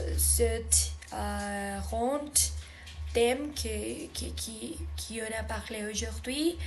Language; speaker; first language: French; non-native, learner; Spanish